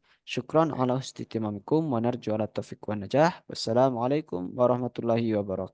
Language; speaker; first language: Arabic; non-native, fluent; Indonesian